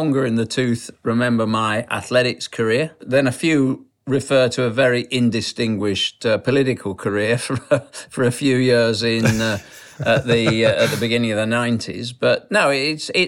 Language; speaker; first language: English; native; English